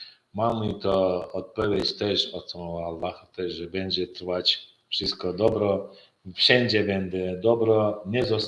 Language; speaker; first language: Polish; non-native, learner; Turkmen